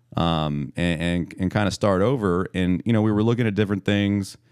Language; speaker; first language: English; native; English